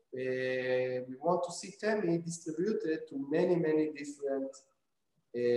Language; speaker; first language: English; non-native, fluent; Hebrew